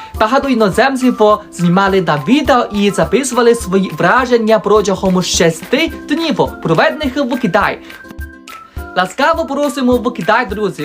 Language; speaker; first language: Ukrainian; non-native, learner; Chinese